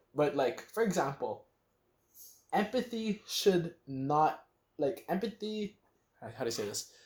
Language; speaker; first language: English; native; English